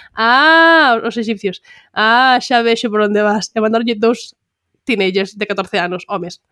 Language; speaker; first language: Spanish; native; Spanish